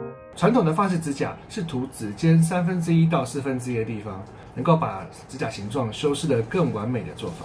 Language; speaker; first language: Chinese; native; Chinese